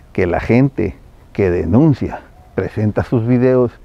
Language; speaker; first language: Spanish; native; Spanish